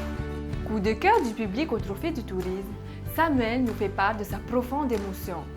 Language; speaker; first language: French; native; French